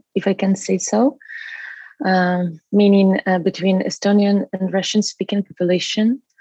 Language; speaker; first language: English; non-native, learner; Russian